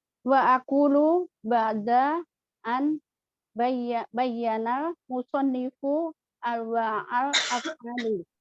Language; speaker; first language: Arabic; non-native, learner; Indonesian